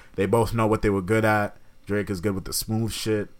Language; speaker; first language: English; native; English